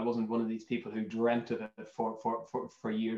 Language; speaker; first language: English; native; English